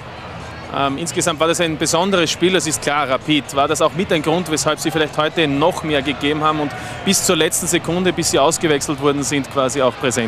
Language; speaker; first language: German; native; German